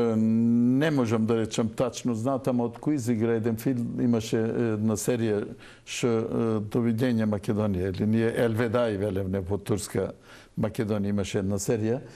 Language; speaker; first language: Macedonian; non-native, local second language; Turkish